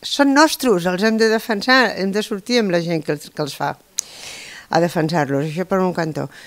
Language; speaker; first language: Catalan; non-native, local second language; Spanish